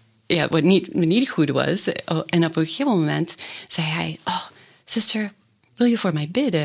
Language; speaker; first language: Dutch; non-native, fluent; English